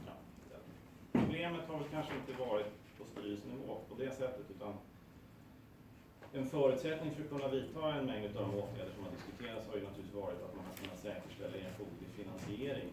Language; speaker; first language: Swedish; native; Swedish